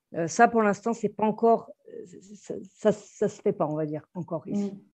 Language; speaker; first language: French; native; French